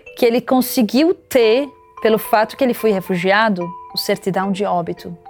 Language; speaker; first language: Portuguese; non-native, fluent; Arabic